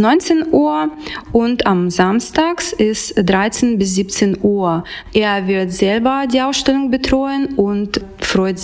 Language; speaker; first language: German; non-native, fluent; Russian